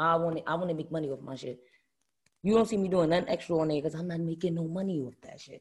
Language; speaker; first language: English; native; English